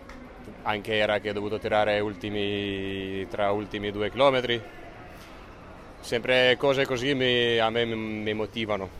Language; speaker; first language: Italian; non-native, fluent; Lithuanian